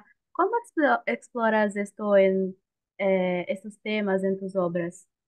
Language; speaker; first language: Spanish; non-native, learner; Portuguese